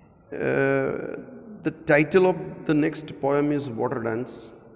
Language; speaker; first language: English; non-native, local second language; Gujarati